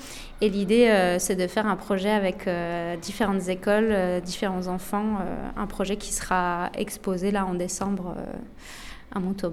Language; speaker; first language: French; native; French